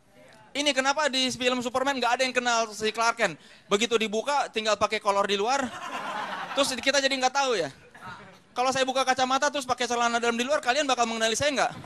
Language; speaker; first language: Indonesian; native; Indonesian